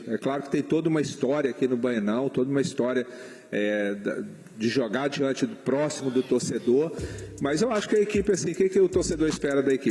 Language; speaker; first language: Portuguese; native; Portuguese